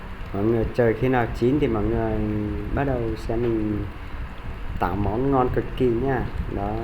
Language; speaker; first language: Vietnamese; non-native, local second language; Hmong